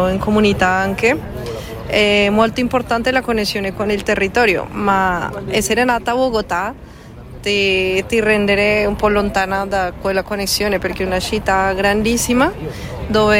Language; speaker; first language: Italian; non-native, fluent; Spanish